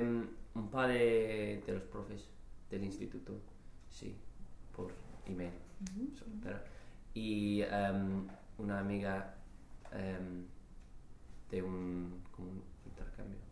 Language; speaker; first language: Spanish; non-native, fluent; English